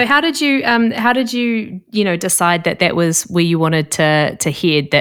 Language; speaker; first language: English; native; English